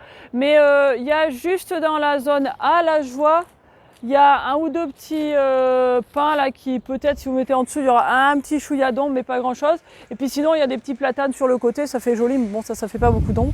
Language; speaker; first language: French; native; French